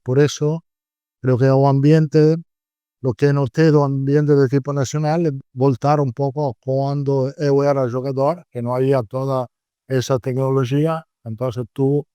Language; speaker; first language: Portuguese; non-native, learner; Italian